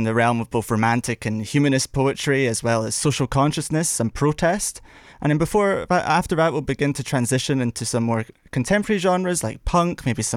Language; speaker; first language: English; native; English